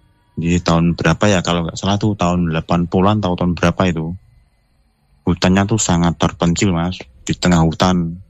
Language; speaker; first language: Indonesian; non-native, local second language; Javanese